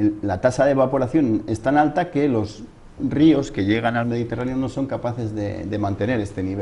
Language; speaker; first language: Spanish; native; Spanish